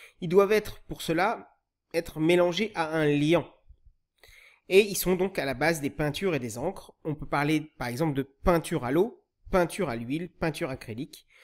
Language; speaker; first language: French; native; French